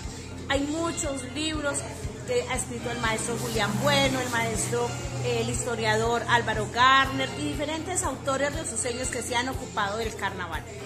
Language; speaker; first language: Spanish; native; Spanish